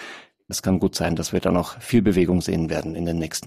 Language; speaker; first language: German; native; German